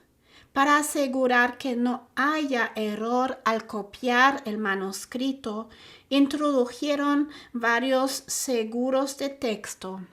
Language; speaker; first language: Spanish; non-native, fluent; German